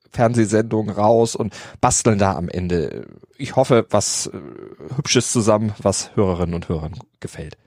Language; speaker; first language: German; native; German